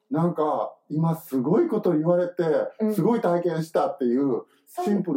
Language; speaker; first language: Japanese; native; Japanese